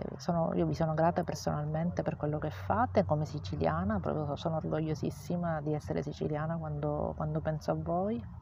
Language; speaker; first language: Italian; native; Italian